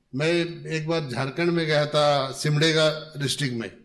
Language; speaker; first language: Hindi; non-native, local second language; Marathi